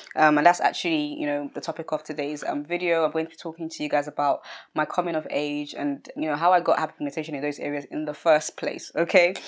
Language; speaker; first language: English; early bilingual, other home language; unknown